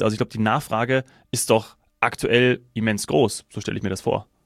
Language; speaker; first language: German; native; German